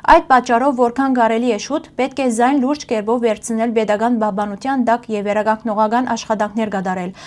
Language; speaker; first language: Armenian; early bilingual, heritage; Armenian